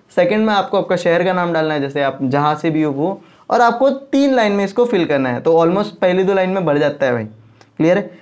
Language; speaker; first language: Hindi; non-native, local second language; Marwari